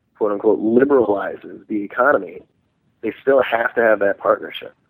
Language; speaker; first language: English; early bilingual, other home language; Hindi